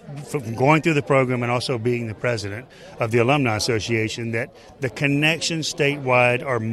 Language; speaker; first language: English; native; English